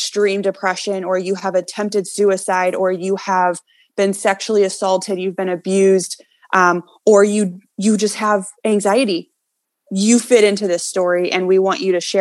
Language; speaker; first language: English; native; English